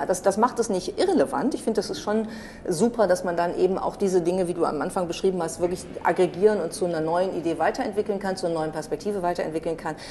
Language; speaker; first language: German; native; German